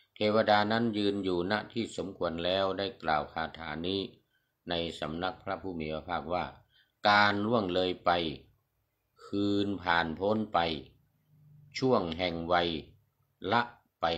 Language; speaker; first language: Thai; native; Thai